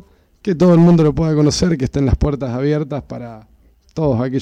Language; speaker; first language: Spanish; native; Spanish